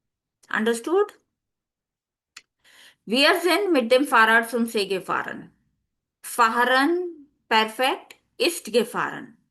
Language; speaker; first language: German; non-native, fluent; Hindi